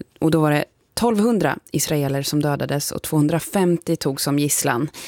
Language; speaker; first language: Swedish; native; Swedish